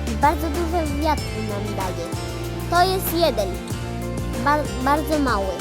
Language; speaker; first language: Polish; early bilingual, heritage; Polish